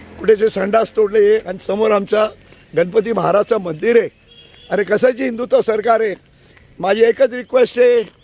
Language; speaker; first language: Marathi; non-native, local second language; Urdu